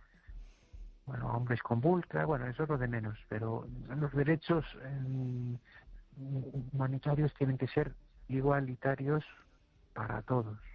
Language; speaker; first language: Spanish; native; Spanish